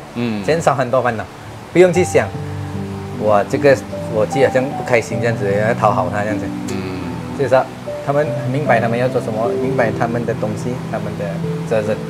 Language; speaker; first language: Chinese; non-native, local second language; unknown